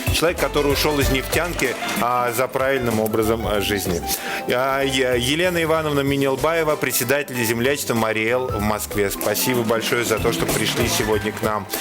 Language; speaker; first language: Russian; native; Russian